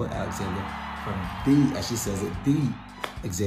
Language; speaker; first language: English; native; English